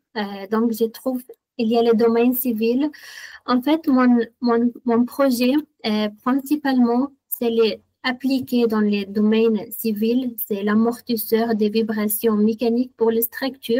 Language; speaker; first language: French; non-native, fluent; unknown